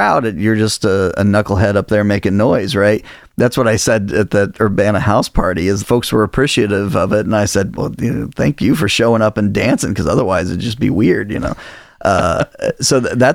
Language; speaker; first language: English; native; English